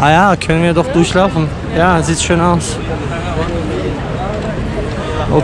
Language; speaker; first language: German; non-native, fluent; Turkish